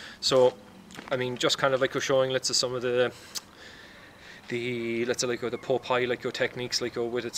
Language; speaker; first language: English; native; English